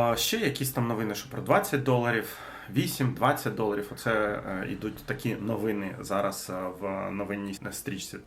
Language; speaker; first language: Ukrainian; non-native, local second language; Russian